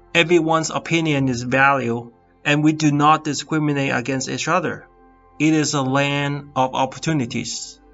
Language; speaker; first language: English; non-native, fluent; Cantonese